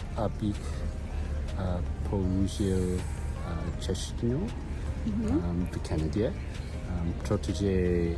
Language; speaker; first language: Czech; non-native, learner; English